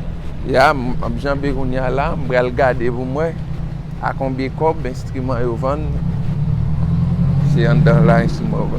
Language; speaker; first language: French; non-native, learner; Haitian Creole